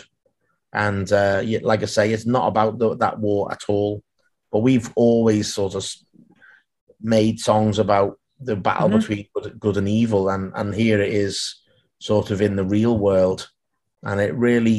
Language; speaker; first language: English; native; English